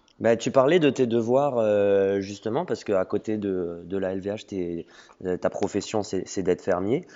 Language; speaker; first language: French; native; French